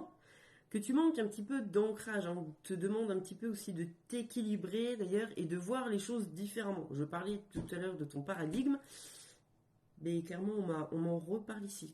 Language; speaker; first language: French; native; French